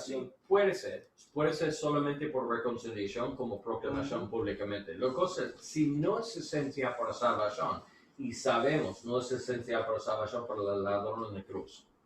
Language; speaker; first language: Spanish; non-native, learner; English